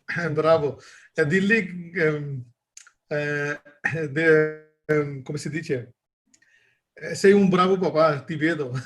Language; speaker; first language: Italian; non-native, learner; Hindi